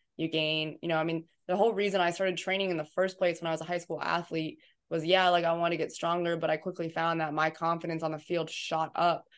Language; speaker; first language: English; native; English